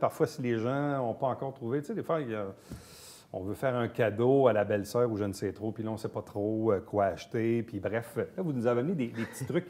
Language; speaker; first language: French; native; French